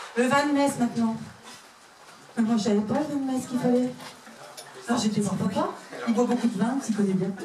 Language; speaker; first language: French; native; French